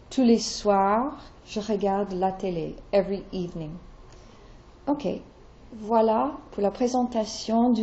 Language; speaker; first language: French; non-native, fluent; English